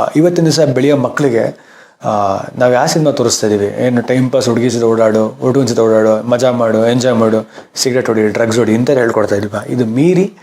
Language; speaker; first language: Kannada; native; Kannada